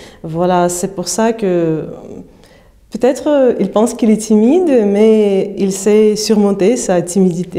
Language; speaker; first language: French; non-native, fluent; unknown